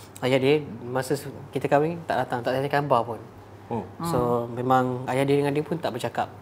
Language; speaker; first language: Malay; native; Malay